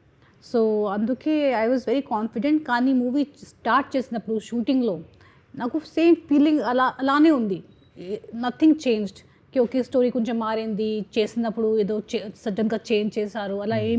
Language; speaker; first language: Telugu; non-native, learner; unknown